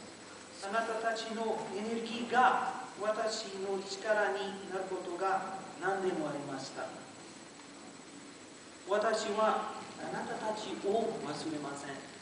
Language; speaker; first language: Japanese; non-native, learner; Portuguese